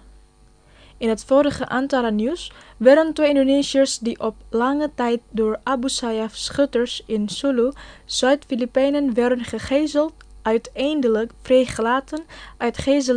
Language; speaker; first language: Dutch; non-native, fluent; Indonesian